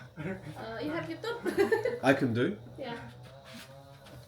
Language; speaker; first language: English; non-native, learner; Turkish